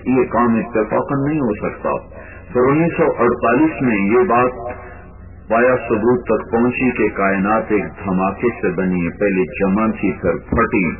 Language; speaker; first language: Urdu; non-native, local second language; Punjabi